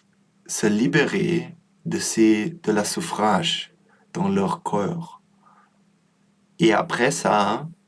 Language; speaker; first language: French; non-native, learner; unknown